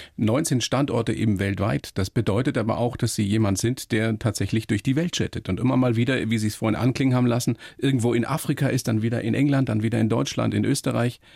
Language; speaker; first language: German; native; German